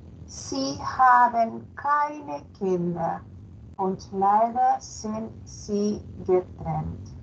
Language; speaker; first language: German; non-native, fluent; Spanish